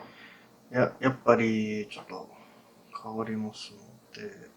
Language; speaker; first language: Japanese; non-native, fluent; English